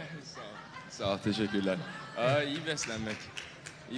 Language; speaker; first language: Turkish; early bilingual, heritage; Turkish